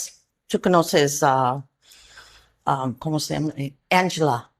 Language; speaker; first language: Spanish; non-native, learner; English